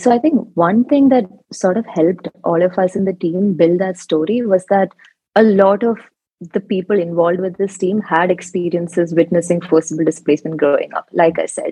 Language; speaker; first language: English; non-native, local second language; Malayalam